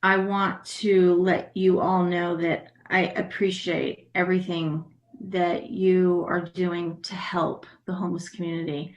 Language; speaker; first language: English; native; English